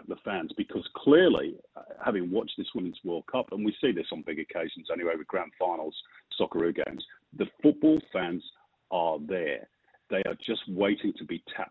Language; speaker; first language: English; native; English